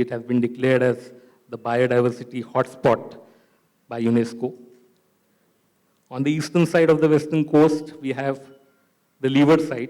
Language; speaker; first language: English; non-native, local second language; Marathi